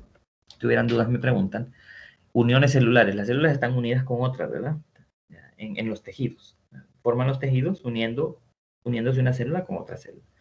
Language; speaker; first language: Spanish; native; Spanish